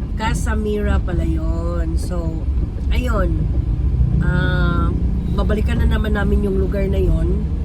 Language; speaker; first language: Filipino; non-native, local second language; Bikol